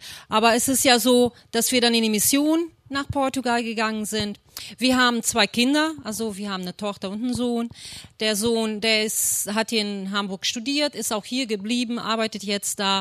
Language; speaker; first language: German; early bilingual, other home language; Portuguese